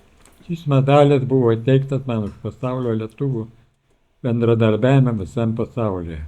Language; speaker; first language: Lithuanian; native; Lithuanian